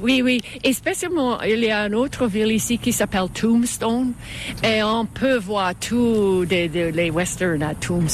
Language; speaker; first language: French; non-native, fluent; English